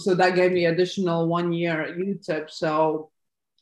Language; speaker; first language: English; non-native, fluent; Latvian